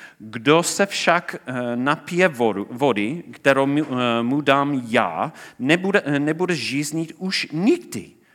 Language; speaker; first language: Czech; non-native, fluent; English